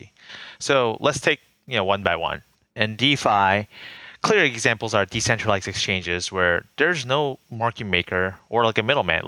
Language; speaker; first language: English; native; English